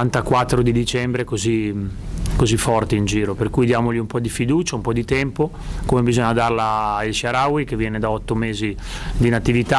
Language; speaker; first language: Italian; native; Italian